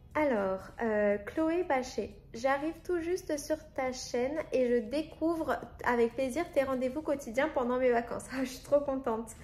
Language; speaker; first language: French; native; French